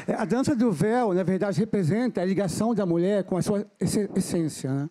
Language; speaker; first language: Portuguese; non-native, fluent; Arabic